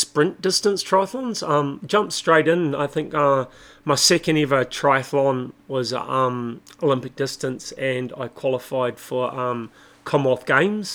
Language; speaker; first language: English; native; English